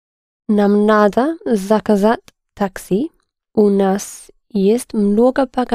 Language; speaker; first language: Russian; non-native, learner; English